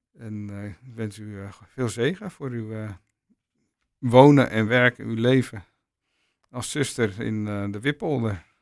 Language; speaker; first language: Dutch; native; Dutch